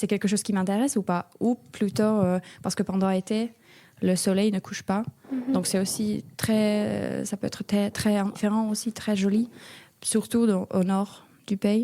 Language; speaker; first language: French; non-native, fluent; Finnish